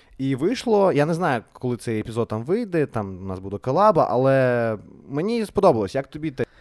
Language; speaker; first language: Ukrainian; non-native, local second language; Russian